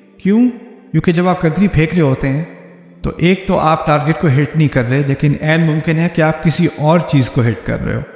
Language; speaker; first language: Urdu; early bilingual, heritage; Urdu